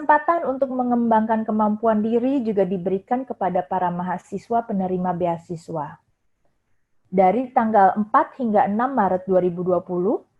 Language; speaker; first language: Indonesian; native; Indonesian